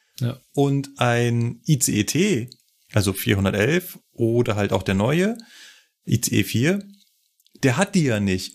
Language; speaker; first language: German; native; German